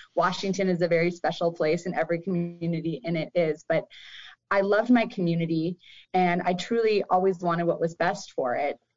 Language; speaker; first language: English; native; English